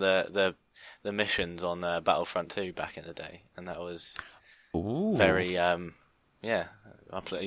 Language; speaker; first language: English; native; English